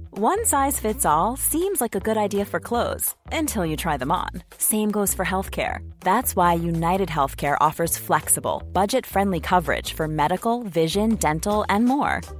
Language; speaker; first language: English; early bilingual, other home language; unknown